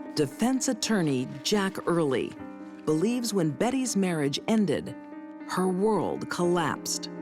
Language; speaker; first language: English; native; English